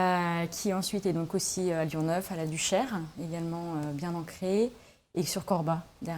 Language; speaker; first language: French; native; French